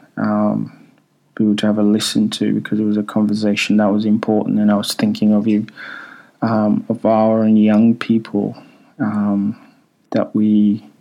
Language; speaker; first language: English; early bilingual, other home language; Swahili